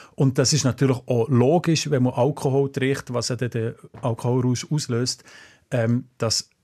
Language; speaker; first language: Swiss German; native; Swiss German